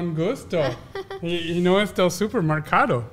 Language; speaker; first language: Spanish; non-native, learner; English